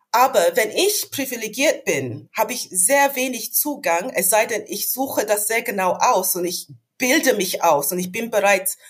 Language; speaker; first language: German; non-native, fluent; English